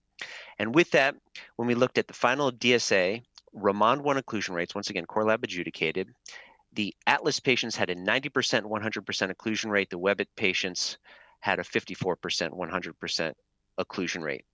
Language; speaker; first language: English; native; English